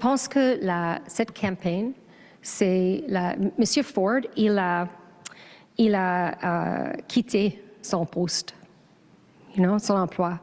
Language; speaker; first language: French; non-native, learner; English